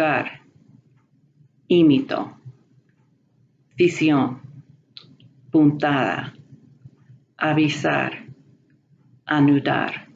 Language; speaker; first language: Spanish; non-native, fluent; English